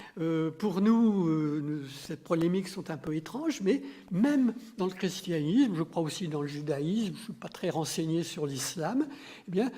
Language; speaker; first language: French; native; French